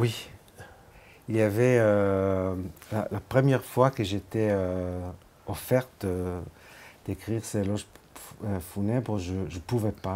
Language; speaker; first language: French; non-native, fluent; Hebrew